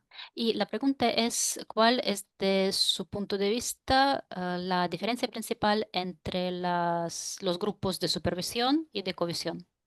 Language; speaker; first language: Spanish; non-native, fluent; Russian